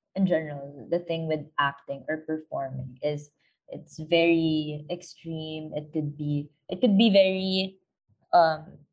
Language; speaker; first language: English; non-native, local second language; Filipino